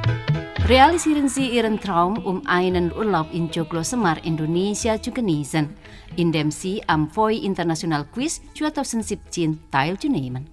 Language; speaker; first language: German; non-native, learner; Indonesian